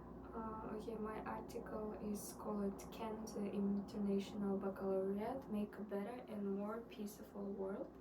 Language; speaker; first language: English; non-native, learner; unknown